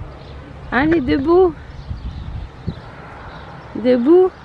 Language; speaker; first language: French; native; French